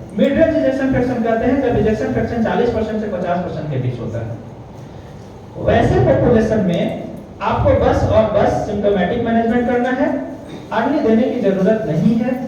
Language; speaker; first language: Hindi; native; Hindi